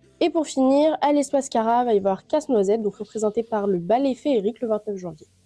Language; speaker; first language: French; native; French